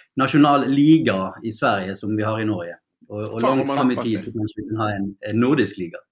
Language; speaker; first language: Swedish; non-native, fluent; Norwegian